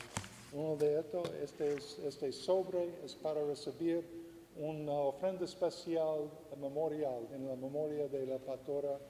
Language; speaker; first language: Spanish; non-native, fluent; English